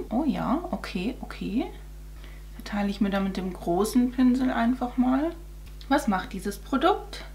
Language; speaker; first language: German; native; German